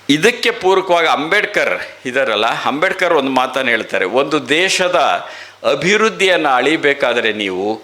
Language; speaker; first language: Kannada; native; Kannada